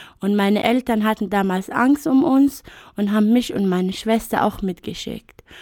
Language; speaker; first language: German; non-native, fluent; Arabic